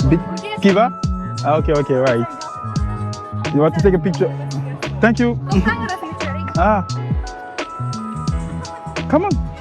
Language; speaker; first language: English; non-native, learner; French